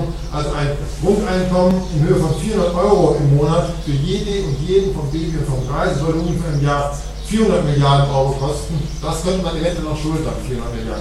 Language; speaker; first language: German; native; German